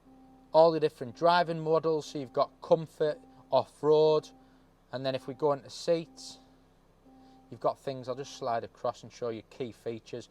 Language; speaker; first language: English; native; English